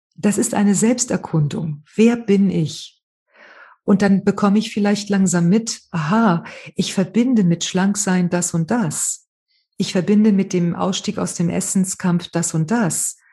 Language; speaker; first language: German; non-native, fluent; Spanish